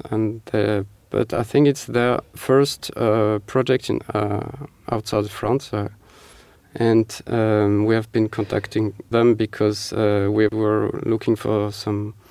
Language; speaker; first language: English; non-native, fluent; French